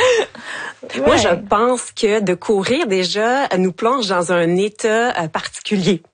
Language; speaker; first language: French; native; French